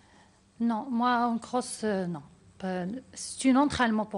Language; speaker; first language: French; non-native, learner; Arabic